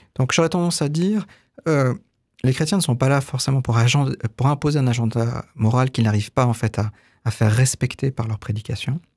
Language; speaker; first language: French; native; French